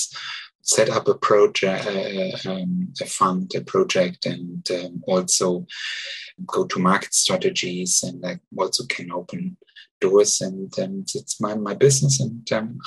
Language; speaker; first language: English; non-native, learner; German